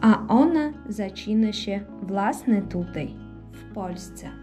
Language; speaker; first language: Polish; early bilingual, heritage; Polish